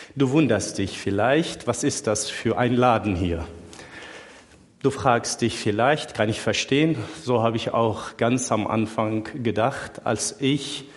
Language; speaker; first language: German; non-native, fluent; Arabic